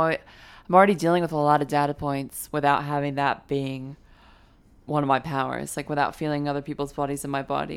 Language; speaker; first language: English; native; English